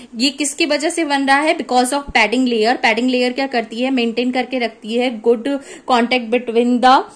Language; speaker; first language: Hindi; native; Hindi